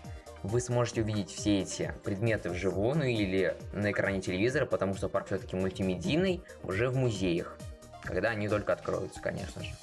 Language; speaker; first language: Russian; native; Russian